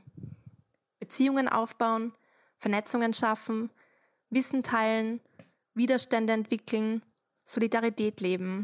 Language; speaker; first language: German; native; German